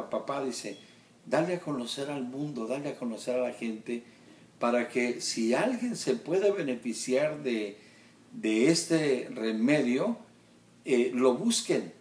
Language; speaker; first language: Spanish; early bilingual, heritage; Spanish